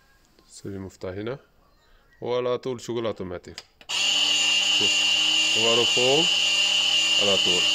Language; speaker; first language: Arabic; non-native, learner; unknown